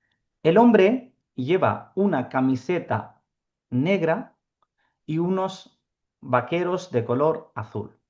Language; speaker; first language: Spanish; non-native, fluent; Urdu